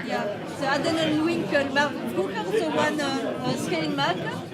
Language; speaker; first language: Dutch; non-native, local second language; French